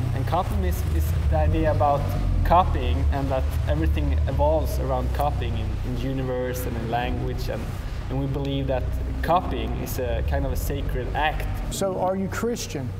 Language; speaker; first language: English; native; English